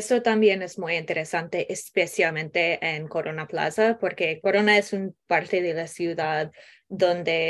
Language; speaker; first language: Spanish; non-native, learner; English